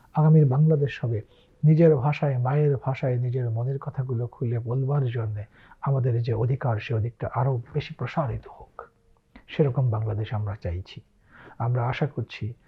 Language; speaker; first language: Bangla; native; Bangla